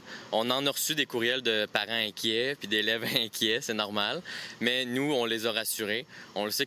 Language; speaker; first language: French; native; French